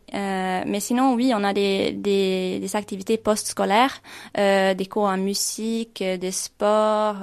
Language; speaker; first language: French; non-native, fluent; Swedish